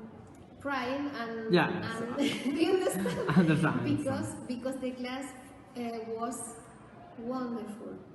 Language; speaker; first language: English; non-native, learner; Spanish